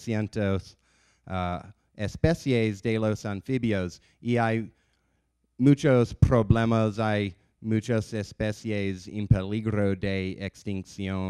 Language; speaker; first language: Spanish; non-native, learner; English